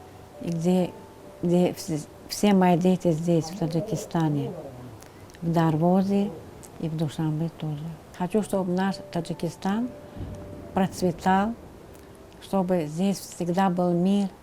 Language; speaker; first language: Russian; non-native, fluent; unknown